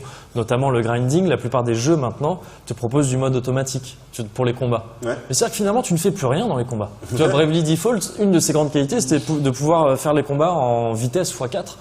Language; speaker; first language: French; native; French